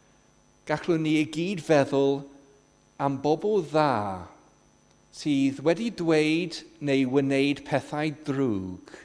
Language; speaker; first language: Welsh; non-native, fluent; English